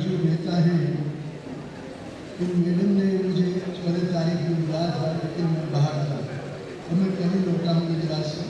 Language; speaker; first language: Hindi; native; Hindi